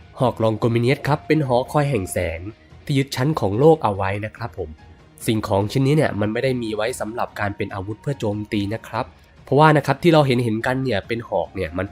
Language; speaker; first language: Thai; native; Thai